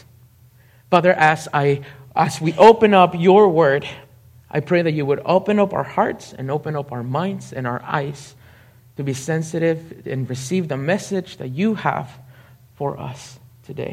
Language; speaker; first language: English; non-native, fluent; Spanish